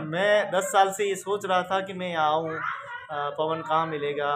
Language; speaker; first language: Hindi; native; Hindi